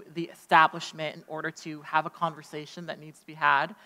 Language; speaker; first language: English; native; English